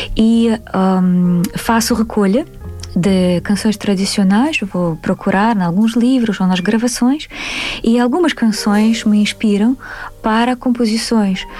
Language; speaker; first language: Portuguese; non-native, fluent; Russian